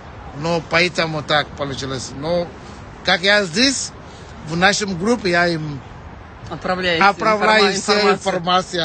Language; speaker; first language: Russian; non-native, fluent; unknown